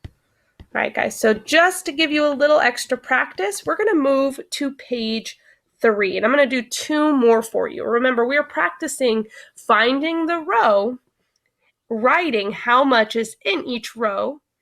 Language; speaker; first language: English; native; English